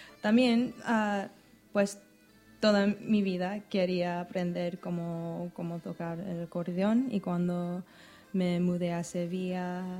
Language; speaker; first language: Spanish; non-native, learner; English